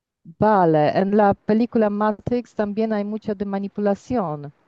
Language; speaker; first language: Spanish; non-native, learner; Polish